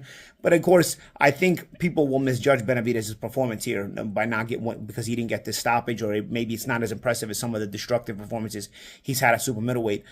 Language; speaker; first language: English; native; English